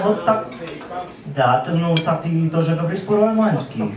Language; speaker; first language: Russian; non-native, learner; English